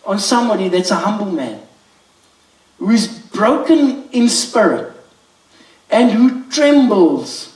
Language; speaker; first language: English; non-native, local second language; Afrikaans